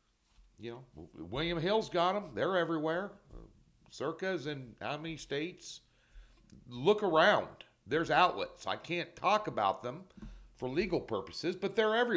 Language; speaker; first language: English; native; English